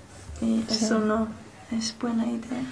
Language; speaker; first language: Spanish; non-native, learner; English